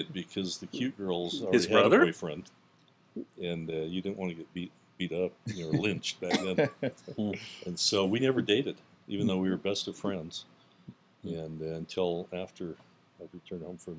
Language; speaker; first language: English; native; English